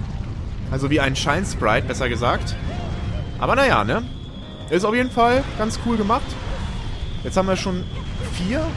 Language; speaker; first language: German; native; German